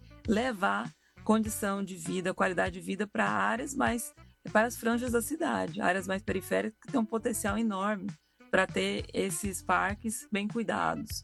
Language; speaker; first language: Portuguese; native; Portuguese